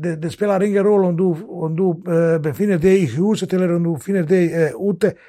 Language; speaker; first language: Swedish; non-native, fluent; Bosnian